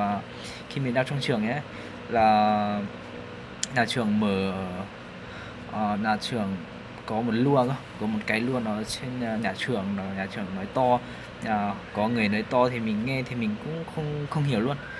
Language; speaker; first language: Vietnamese; non-native, fluent; Lao